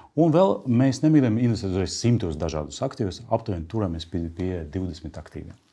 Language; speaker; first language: Latvian; non-native, local second language; Russian